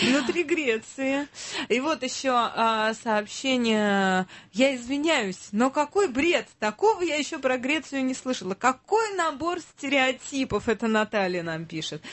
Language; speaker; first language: Russian; native; Russian